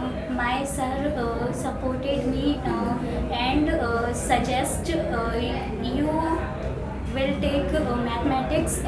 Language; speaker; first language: English; non-native, learner; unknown